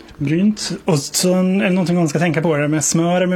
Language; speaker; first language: Swedish; native; Swedish